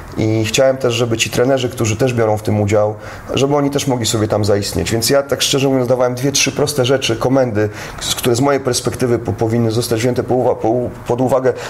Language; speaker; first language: Polish; native; Polish